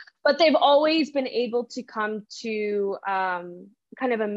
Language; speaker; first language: English; early bilingual, other home language; Spanish